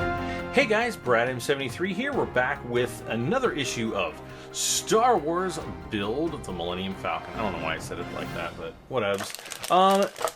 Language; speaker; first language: English; native; English